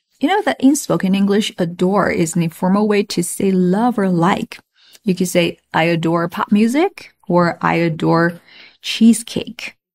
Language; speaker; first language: English; non-native, fluent; Chinese